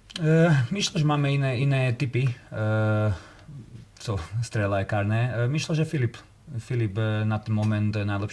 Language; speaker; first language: Polish; non-native, learner; Slovak